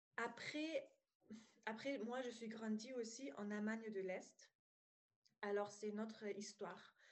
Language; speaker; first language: French; non-native, fluent; German